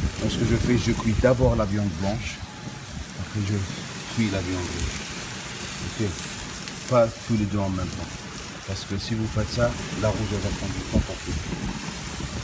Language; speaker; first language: French; non-native, local second language; Arabic